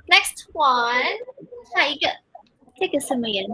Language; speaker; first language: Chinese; non-native, learner; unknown